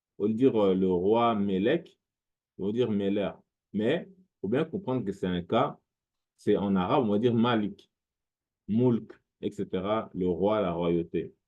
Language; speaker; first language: French; non-native, local second language; Lingala